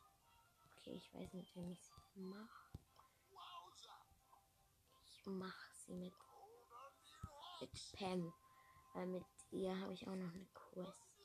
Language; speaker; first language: German; native; German